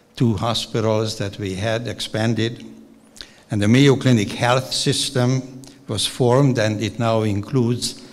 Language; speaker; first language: English; non-native, fluent; Hungarian